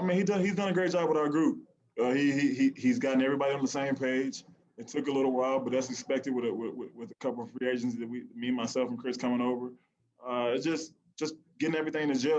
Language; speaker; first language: English; native; English